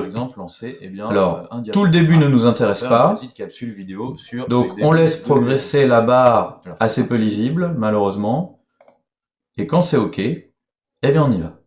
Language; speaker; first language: French; native; French